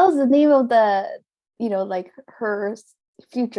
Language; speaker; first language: English; non-native, fluent; Japanese